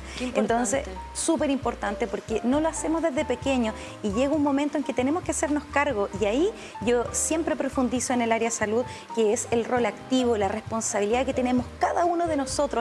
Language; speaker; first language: Spanish; native; Spanish